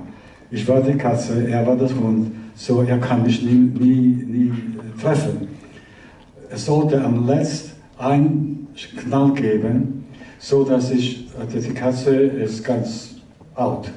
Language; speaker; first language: German; early bilingual, heritage; Italian